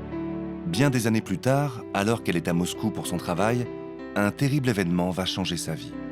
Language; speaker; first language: French; native; French